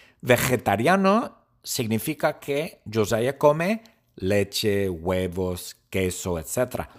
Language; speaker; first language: Spanish; non-native, learner; English